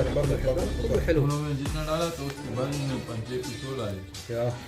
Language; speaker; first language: Arabic; non-native, learner; Urdu